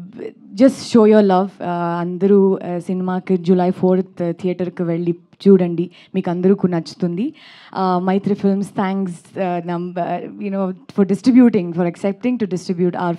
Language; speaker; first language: Telugu; non-native, learner; Kannada